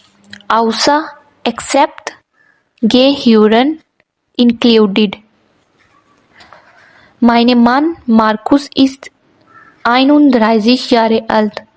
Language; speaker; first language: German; non-native, learner; Urdu